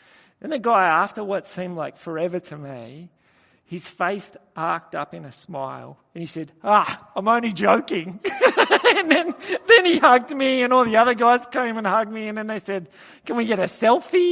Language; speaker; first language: English; native; English